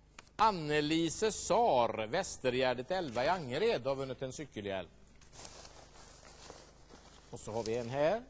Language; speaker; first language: Swedish; native; Swedish